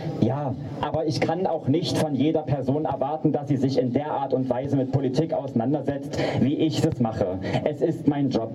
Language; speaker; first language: German; native; German